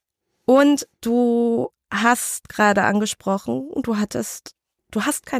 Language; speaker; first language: German; early bilingual, other home language; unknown